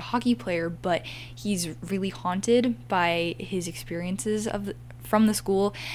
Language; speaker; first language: English; native; English